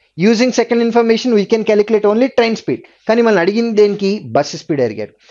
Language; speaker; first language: English; non-native, local second language; Telugu